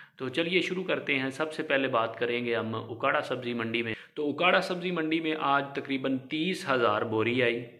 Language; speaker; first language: Urdu; non-native, local second language; Punjabi